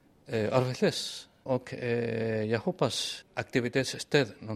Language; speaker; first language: Swedish; non-native, learner; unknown